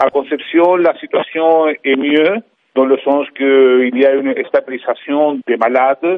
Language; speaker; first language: French; non-native, fluent; Spanish